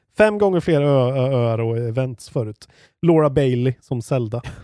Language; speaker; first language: Swedish; native; Swedish